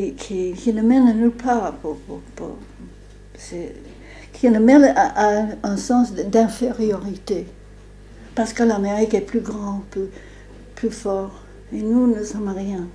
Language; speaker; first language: French; non-native, fluent; English